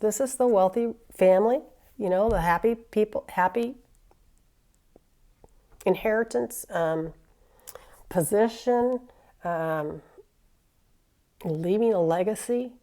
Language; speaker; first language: English; native; English